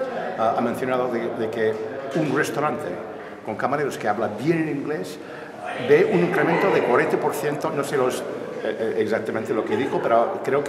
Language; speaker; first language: Spanish; non-native, fluent; English